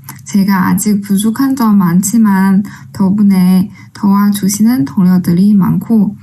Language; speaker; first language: Korean; non-native, fluent; Chinese